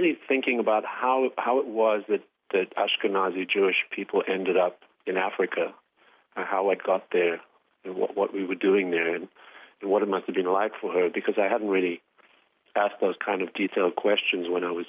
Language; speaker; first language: English; native; English